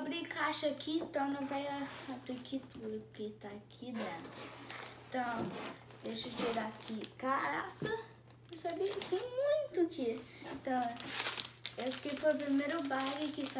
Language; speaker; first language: Portuguese; early bilingual, heritage; Portuguese